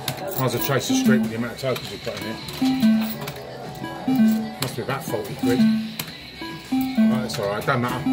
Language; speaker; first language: English; native; English